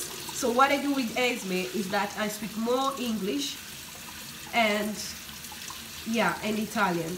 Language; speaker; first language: English; non-native, fluent; Swahili